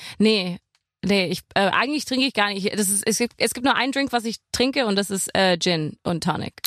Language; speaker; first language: German; non-native, fluent; English